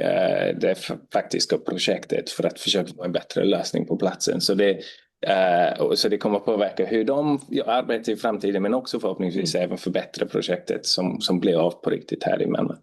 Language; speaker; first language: Swedish; non-native, fluent; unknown